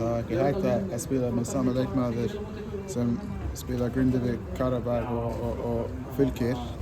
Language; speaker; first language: Icelandic; non-native, learner; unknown